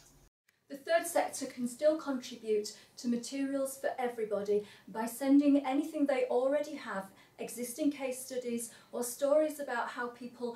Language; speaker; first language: English; native; English